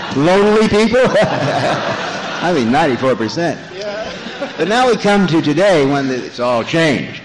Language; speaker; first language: English; native; English